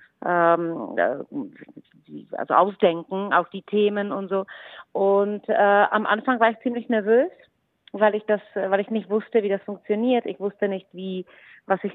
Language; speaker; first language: German; non-native, fluent; Czech